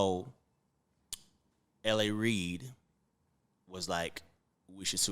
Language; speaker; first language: English; native; English